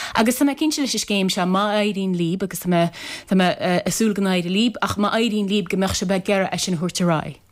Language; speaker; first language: Irish; native; Irish